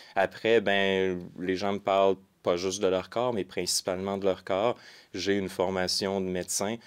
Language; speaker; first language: French; native; French